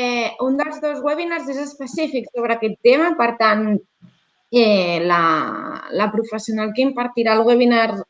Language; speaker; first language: Catalan; native; Catalan